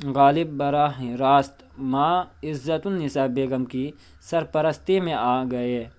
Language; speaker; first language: Urdu; native; Urdu